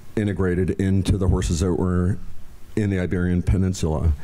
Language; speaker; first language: English; native; English